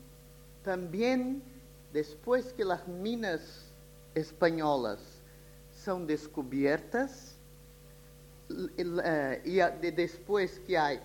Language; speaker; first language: Spanish; non-native, fluent; Portuguese